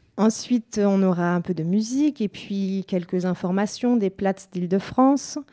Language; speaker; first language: French; native; French